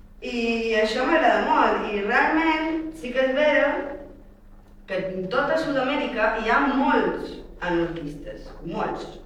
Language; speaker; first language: Catalan; non-native, fluent; Spanish